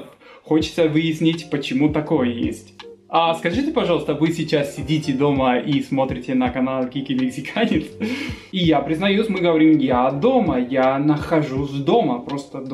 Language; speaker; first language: Russian; non-native, fluent; Spanish